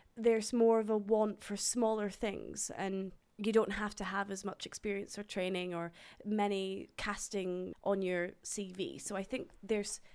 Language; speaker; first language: English; native; English